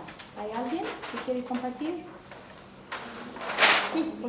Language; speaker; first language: Spanish; non-native, fluent; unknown